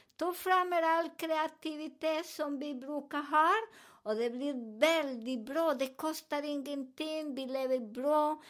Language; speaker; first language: Swedish; non-native, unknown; Spanish